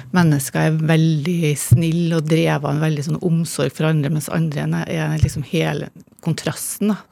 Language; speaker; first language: Norwegian; native; Norwegian